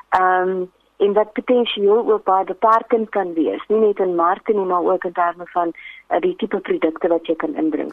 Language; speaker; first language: Afrikaans; native; Afrikaans